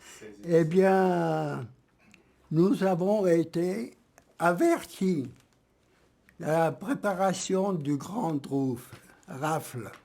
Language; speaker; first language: French; early bilingual, other home language; German